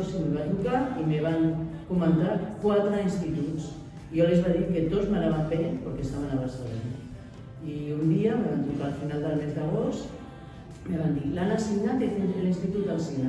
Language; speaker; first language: Catalan; non-native, local second language; Spanish